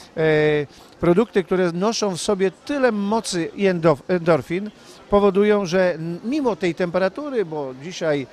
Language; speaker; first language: Polish; native; Polish